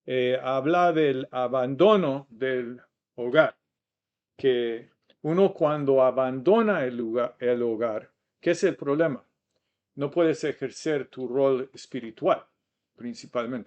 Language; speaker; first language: Spanish; non-native, fluent; English